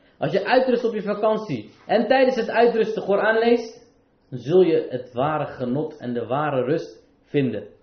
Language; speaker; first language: Dutch; early bilingual, other home language; Arabic